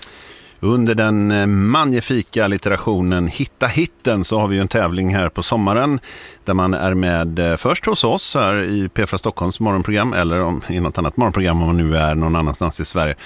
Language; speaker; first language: Swedish; native; Swedish